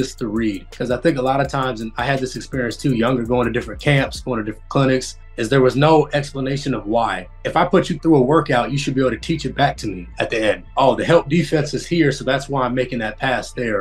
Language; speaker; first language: English; native; English